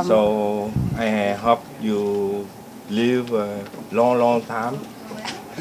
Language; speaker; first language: English; non-native, learner; Vietnamese